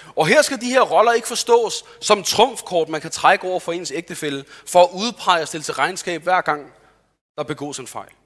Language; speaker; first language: Danish; early bilingual, other home language; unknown